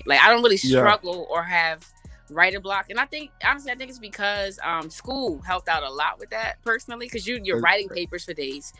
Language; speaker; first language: English; early bilingual, other home language; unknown